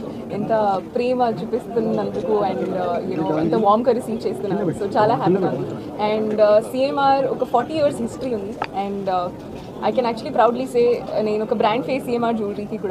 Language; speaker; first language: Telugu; non-native, learner; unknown